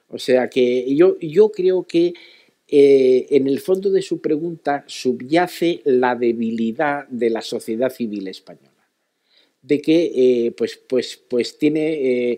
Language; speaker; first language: Spanish; native; Spanish